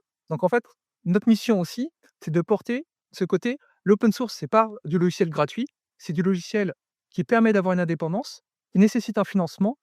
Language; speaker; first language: French; native; French